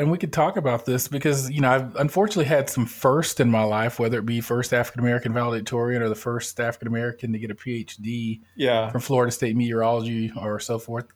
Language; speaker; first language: English; native; English